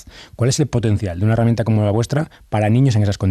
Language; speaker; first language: Spanish; native; Spanish